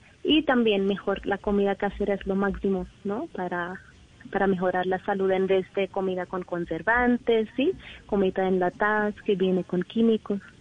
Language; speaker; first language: Spanish; non-native, learner; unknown